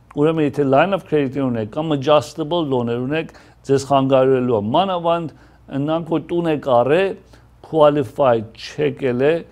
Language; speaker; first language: Armenian; early bilingual, heritage; Armenian